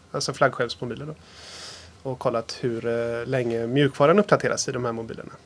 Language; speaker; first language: Swedish; native; Swedish